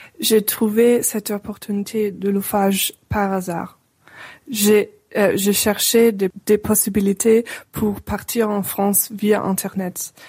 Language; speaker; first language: French; non-native, fluent; German